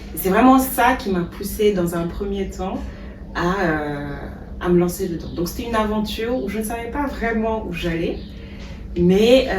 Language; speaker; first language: French; non-native, local second language; Wolof